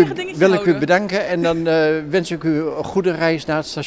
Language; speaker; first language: Dutch; native; Dutch